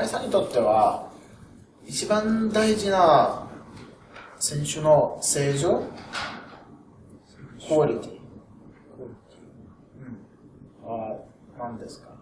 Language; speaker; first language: Japanese; non-native, learner; Russian